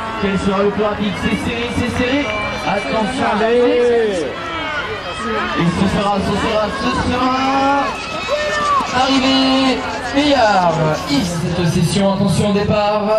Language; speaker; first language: French; native; French